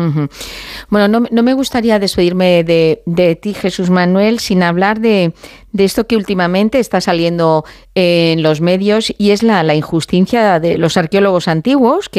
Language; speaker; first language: Spanish; native; Spanish